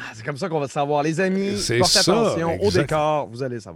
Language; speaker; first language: French; native; French